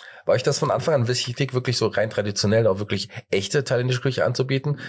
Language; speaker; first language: German; native; German